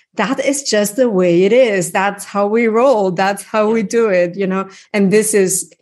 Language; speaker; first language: English; non-native, fluent; German